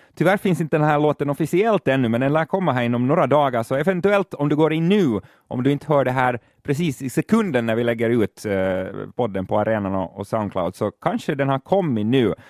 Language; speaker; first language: Swedish; native; Swedish